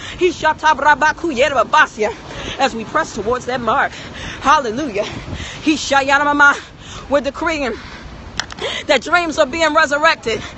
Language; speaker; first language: English; native; English